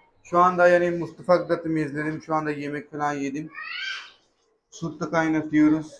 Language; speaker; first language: Turkish; non-native, learner; Urdu